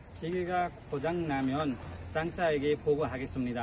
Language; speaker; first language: Korean; non-native, learner; Nepali